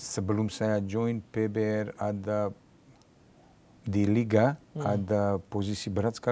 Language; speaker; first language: Indonesian; non-native, learner; Serbian